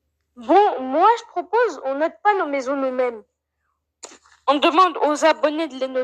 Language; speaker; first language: French; native; French